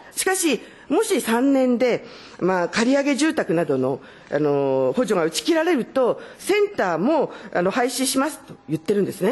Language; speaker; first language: Japanese; native; Japanese